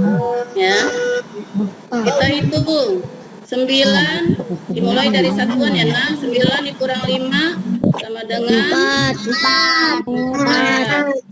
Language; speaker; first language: Indonesian; native; Indonesian